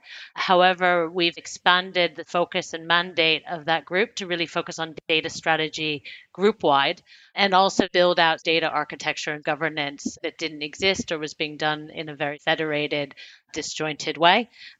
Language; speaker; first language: English; native; English